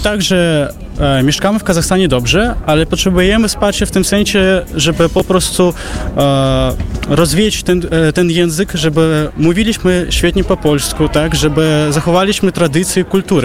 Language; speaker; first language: Polish; non-native, fluent; Russian